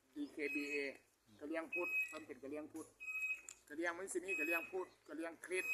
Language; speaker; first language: Thai; non-native, local second language; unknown